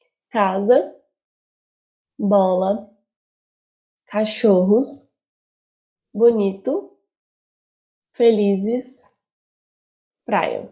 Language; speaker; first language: Portuguese; native; Portuguese